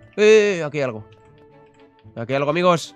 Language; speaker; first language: Spanish; native; Spanish